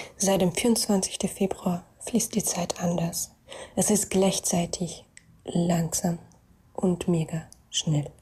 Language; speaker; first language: German; non-native, fluent; Russian